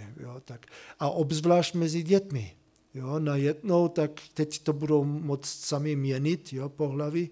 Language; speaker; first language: Czech; non-native, fluent; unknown